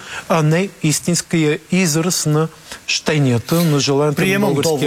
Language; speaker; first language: Bulgarian; native; Bulgarian